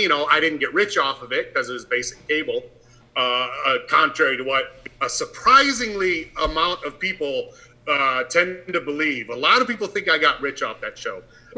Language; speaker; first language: English; native; English